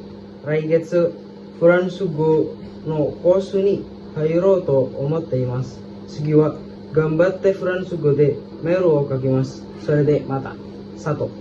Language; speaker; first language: Japanese; non-native, learner; Indonesian